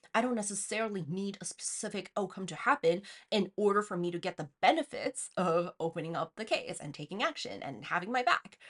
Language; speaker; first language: English; non-native, fluent; Chinese